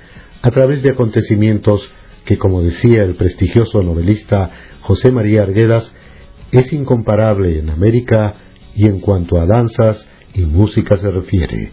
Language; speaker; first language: Spanish; native; Spanish